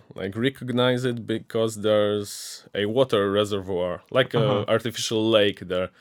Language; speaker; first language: English; non-native, fluent; Polish